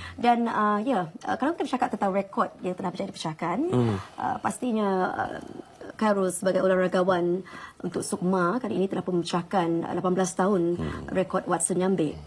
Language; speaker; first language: Malay; native; Malay